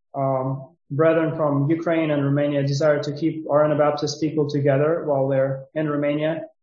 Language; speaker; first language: English; non-native, fluent; Ukrainian